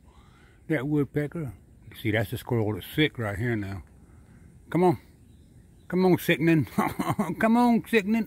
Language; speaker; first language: English; native; English